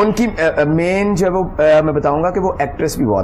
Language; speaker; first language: Urdu; native; Urdu